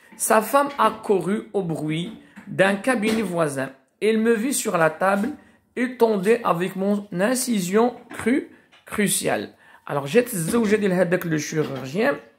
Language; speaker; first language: French; non-native, local second language; Arabic